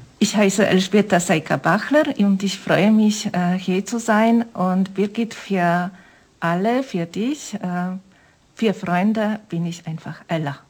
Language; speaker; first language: German; non-native, fluent; Polish